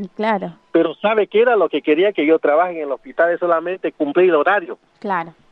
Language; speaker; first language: Spanish; non-native, local second language; Guarani